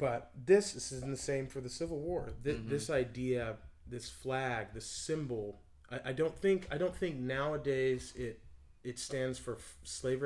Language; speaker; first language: English; native; English